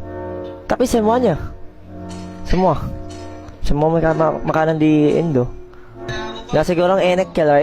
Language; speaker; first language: Indonesian; non-native, learner; Filipino